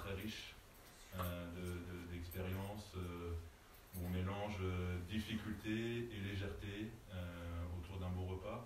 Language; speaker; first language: French; native; French